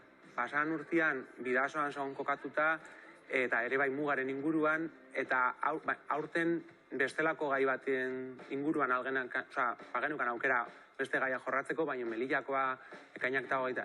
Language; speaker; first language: Basque; native; Basque